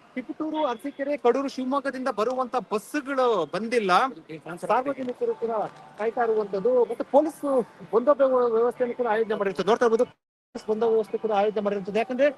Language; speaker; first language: Kannada; native; Kannada